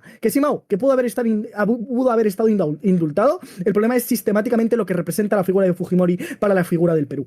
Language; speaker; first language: Spanish; native; Spanish